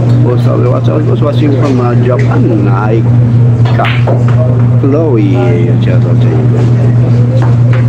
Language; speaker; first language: Filipino; non-native, local second language; Cebuano